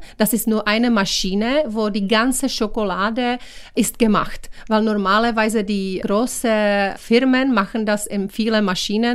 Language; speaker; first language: German; non-native, learner; Czech